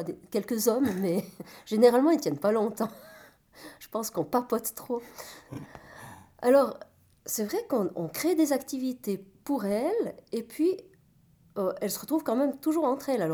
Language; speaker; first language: French; native; French